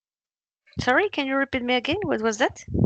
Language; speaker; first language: English; non-native, learner; Spanish